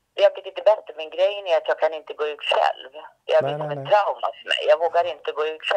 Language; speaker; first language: Swedish; native; Swedish